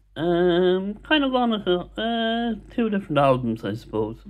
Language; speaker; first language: English; native; English